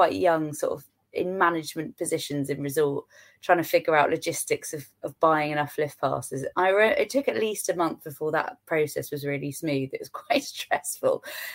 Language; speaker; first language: English; native; English